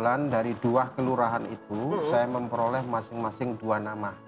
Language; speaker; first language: Indonesian; native; Indonesian